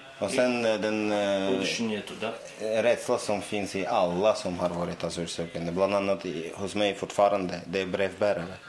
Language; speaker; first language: Swedish; non-native, fluent; Russian